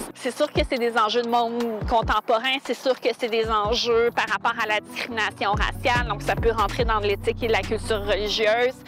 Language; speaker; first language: French; native; French